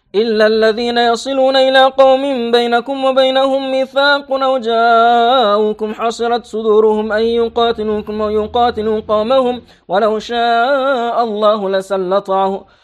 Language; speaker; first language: Arabic; non-native, fluent; Persian